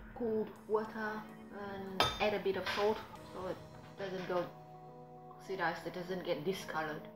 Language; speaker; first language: English; non-native, fluent; Vietnamese